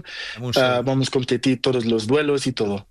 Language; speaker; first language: Spanish; non-native, learner; Portuguese